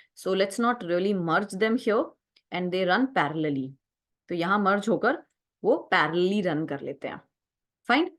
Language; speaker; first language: Hindi; native; Hindi